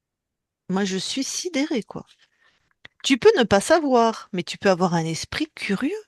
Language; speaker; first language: French; native; French